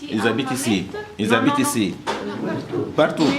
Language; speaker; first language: French; non-native, local second language; Arabic